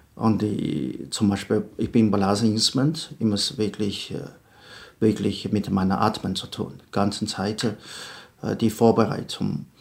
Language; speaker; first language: German; non-native, learner; Chinese